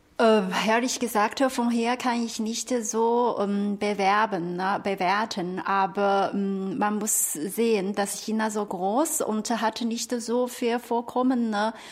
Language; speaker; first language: German; non-native, fluent; Chinese